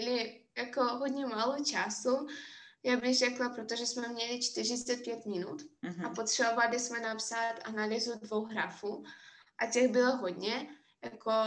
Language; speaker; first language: Czech; non-native, fluent; Russian